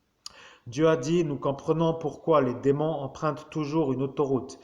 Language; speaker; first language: French; native; French